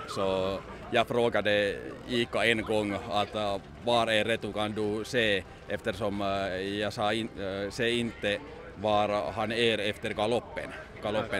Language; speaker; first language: Swedish; non-native, learner; Finnish